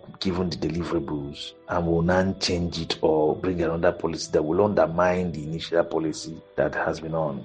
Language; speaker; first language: English; non-native, local second language; Igbo